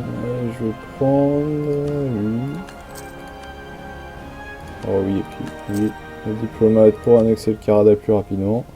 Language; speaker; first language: French; native; French